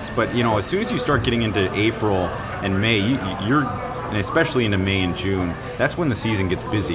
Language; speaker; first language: English; native; English